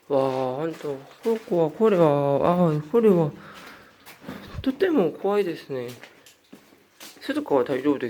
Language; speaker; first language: Japanese; non-native, learner; Korean